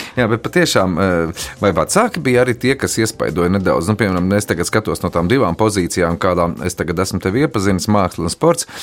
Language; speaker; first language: Latvian; native; Latvian